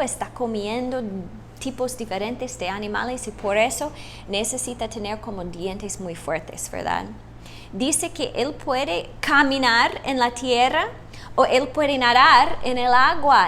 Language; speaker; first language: Spanish; non-native, fluent; English